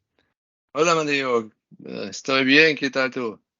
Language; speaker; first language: Spanish; non-native, learner; German